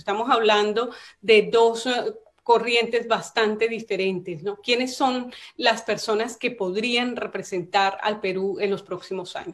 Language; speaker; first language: Spanish; native; Spanish